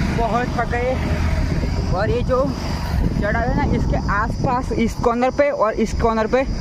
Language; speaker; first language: Hindi; non-native, local second language; Gujarati